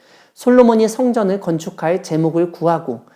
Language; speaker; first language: Korean; native; Korean